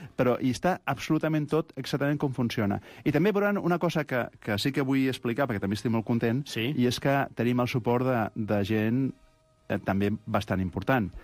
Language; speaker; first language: Catalan; non-native, local second language; Spanish